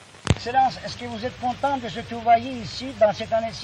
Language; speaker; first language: French; non-native, fluent; Turkish